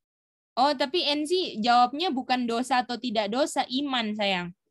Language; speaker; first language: Indonesian; native; Indonesian